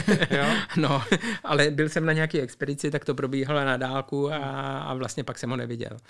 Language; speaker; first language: Czech; native; Czech